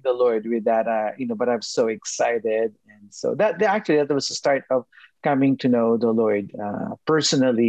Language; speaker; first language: English; non-native, local second language; Filipino